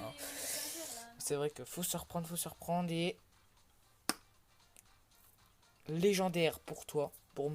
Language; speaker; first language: French; native; French